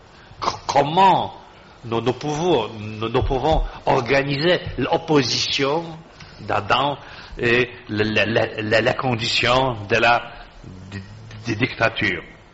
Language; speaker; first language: French; non-native, fluent; Polish